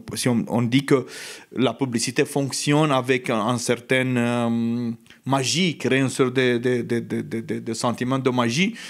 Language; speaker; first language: French; non-native, fluent; Romanian